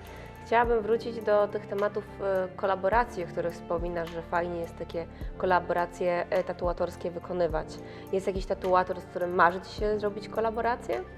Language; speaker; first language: Polish; native; Polish